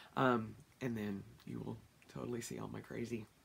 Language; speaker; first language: English; native; English